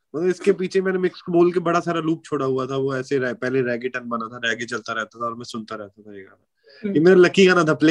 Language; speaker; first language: Hindi; non-native, local second language; Punjabi